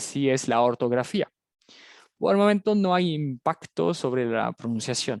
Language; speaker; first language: Spanish; non-native, fluent; French